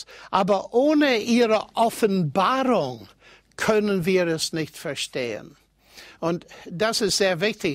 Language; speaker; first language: German; non-native, fluent; English